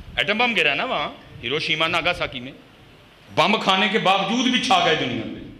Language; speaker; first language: Urdu; non-native, local second language; Punjabi